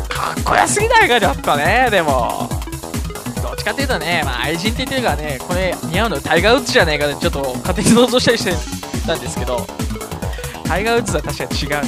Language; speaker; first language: Japanese; native; Japanese